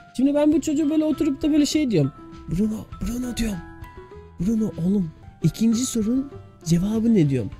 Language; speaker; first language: Turkish; early bilingual, heritage; Turkish